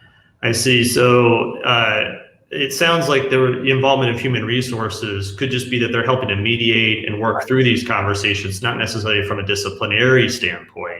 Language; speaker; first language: English; native; English